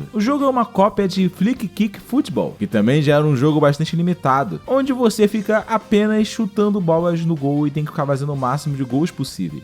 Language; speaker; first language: Portuguese; native; Portuguese